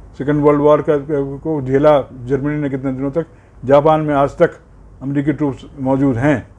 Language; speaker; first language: Hindi; non-native, local second language; Bangla